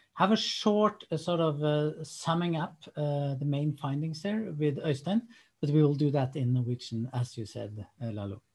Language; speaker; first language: English; non-native, fluent; Norwegian